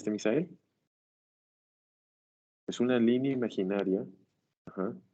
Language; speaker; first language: Spanish; native; Spanish